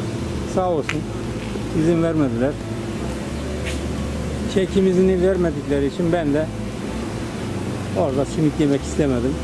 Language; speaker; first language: Turkish; native; Turkish